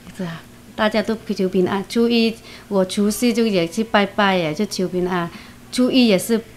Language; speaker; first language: Chinese; non-native, fluent; Vietnamese